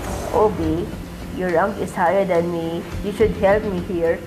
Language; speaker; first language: English; non-native, local second language; Filipino